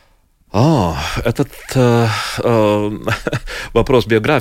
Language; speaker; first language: Russian; non-native, local second language; Latvian